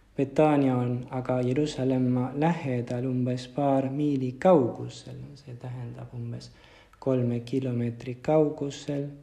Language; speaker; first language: Estonian; non-native, fluent; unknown